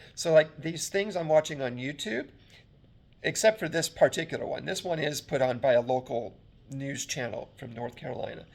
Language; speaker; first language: English; native; English